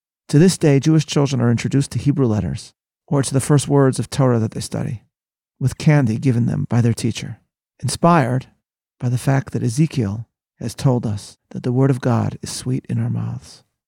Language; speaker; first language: English; native; English